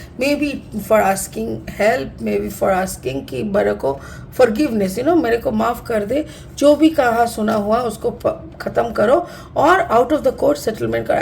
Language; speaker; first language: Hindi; non-native, local second language; Bangla